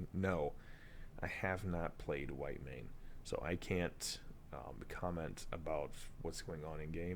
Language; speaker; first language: English; native; English